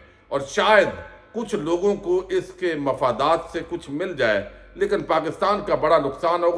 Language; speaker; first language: Urdu; native; Urdu